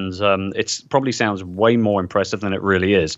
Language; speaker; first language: English; native; English